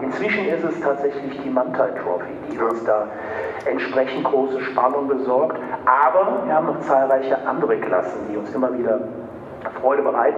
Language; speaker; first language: German; native; German